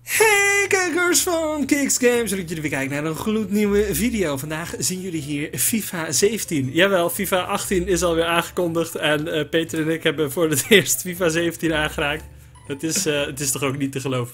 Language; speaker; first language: Dutch; native; Dutch